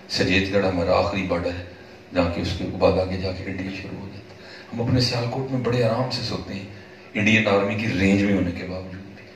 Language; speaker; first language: Urdu; non-native, local second language; Punjabi